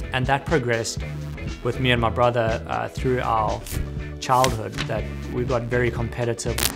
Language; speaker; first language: English; native; English